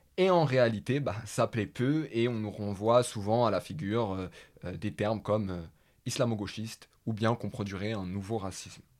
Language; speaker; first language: French; native; French